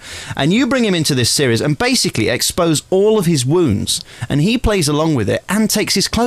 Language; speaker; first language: English; native; English